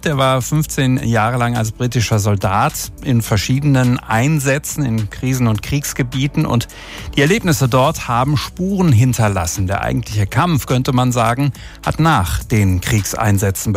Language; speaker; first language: German; native; German